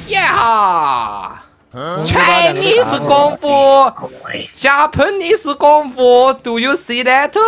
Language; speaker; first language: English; non-native, learner; Chinese